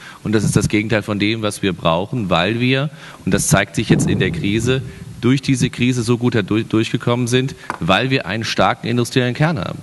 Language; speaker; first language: German; native; German